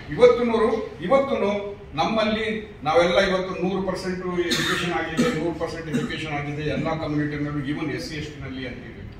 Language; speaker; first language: Kannada; non-native, local second language; Lambadi